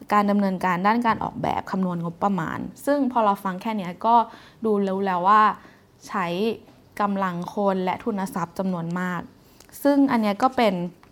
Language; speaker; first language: Thai; native; Thai